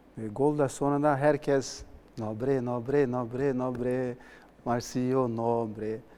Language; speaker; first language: Turkish; non-native, learner; Portuguese